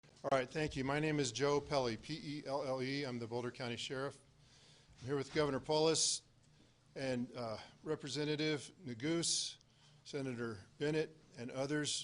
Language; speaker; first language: English; native; English